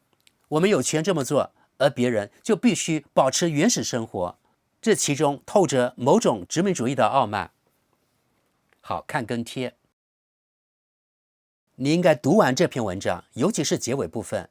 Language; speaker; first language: Chinese; native; Chinese